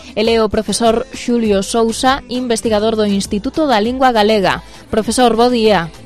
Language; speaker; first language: Galician; non-native, local second language; Spanish